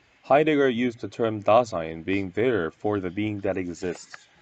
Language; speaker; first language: English; non-native, fluent; Korean